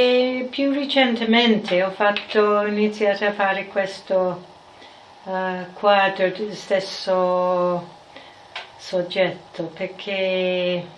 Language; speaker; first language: Italian; non-native, fluent; English